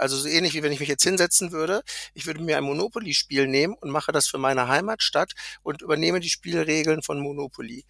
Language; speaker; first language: German; native; German